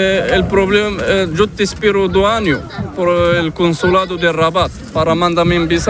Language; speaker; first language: Spanish; non-native, learner; Arabic